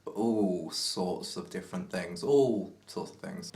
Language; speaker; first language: English; native; English